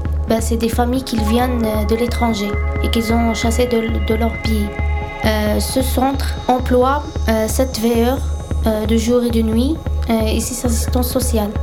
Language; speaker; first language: French; non-native, fluent; Arabic